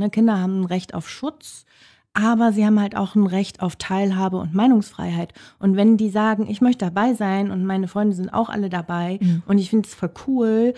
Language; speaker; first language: German; native; German